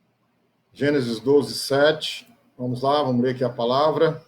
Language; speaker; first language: Portuguese; native; Portuguese